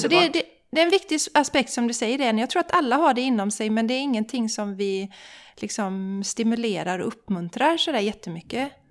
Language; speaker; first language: Swedish; native; Swedish